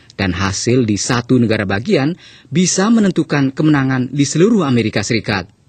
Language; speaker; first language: Indonesian; native; Indonesian